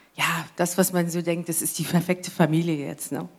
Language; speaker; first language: German; non-native, fluent; English